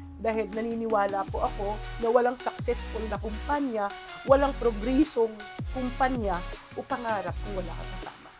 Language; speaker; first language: Filipino; non-native, local second language; Cebuano